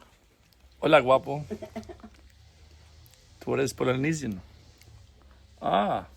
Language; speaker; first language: Spanish; non-native, learner; Albanian